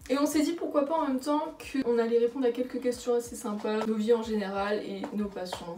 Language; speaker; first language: French; native; French